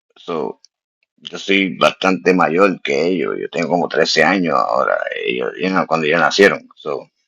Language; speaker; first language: Spanish; early bilingual, heritage; Spanish